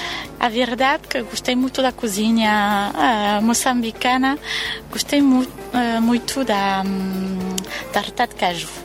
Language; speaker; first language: Portuguese; non-native, fluent; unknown